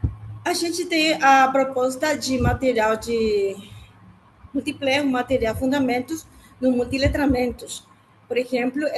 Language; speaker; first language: Portuguese; non-native, learner; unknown